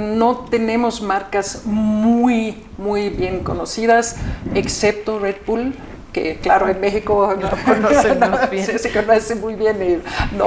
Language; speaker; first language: Spanish; non-native, fluent; German